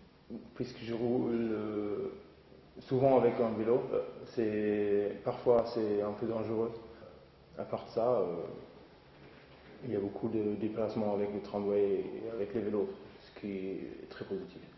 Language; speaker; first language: French; non-native, fluent; German